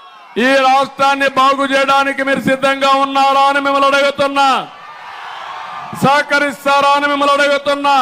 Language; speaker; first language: Telugu; native; Telugu